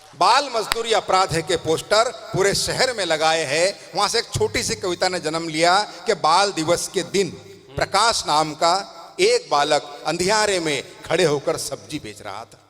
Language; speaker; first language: Hindi; non-native, local second language; Tamil